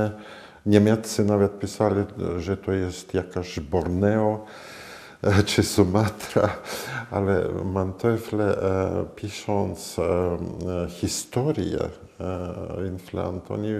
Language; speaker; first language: Polish; non-native, fluent; Latvian